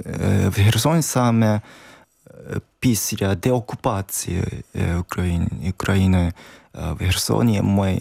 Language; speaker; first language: Ukrainian; non-native, learner; Japanese